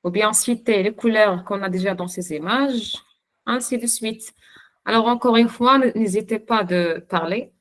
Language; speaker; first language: French; non-native, local second language; Arabic